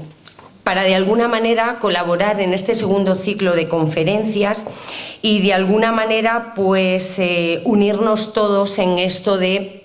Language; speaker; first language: Spanish; native; Spanish